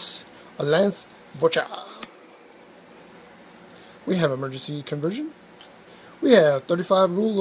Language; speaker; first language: English; native; English